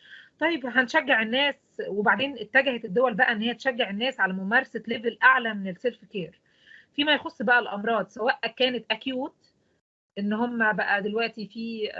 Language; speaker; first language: Arabic; native; Arabic